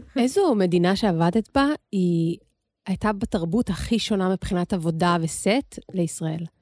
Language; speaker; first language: Hebrew; native; Hebrew